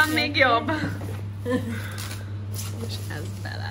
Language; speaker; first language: Hungarian; early bilingual, heritage; English